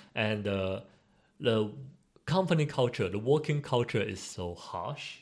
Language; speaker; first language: English; non-native, learner; Chinese